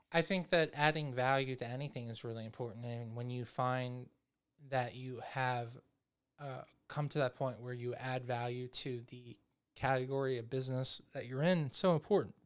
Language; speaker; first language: English; native; English